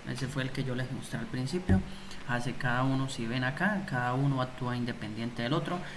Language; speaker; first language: Spanish; native; Spanish